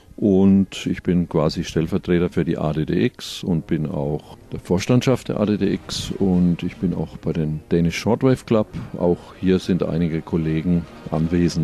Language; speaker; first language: German; native; German